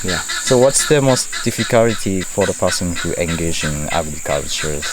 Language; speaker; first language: English; non-native, fluent; Japanese